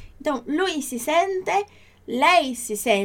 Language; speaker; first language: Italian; non-native, fluent; Portuguese